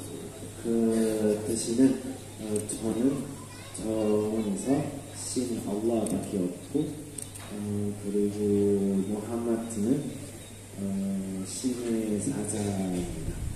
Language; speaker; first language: Korean; non-native, learner; Indonesian